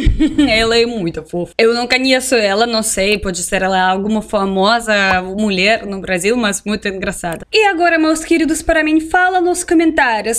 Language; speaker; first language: Portuguese; non-native, fluent; Russian